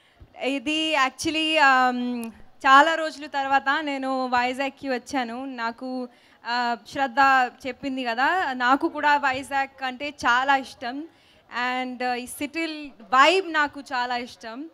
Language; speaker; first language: Telugu; non-native, fluent; Hindi